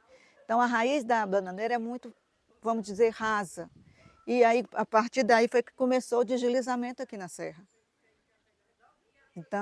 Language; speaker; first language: Portuguese; native; Portuguese